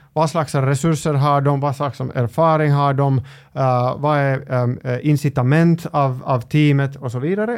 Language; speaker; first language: Swedish; non-native, local second language; Finnish